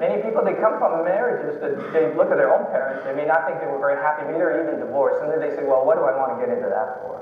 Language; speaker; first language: English; early bilingual, other home language; Chinese